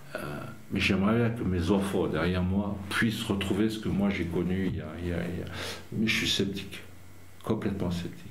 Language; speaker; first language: French; native; French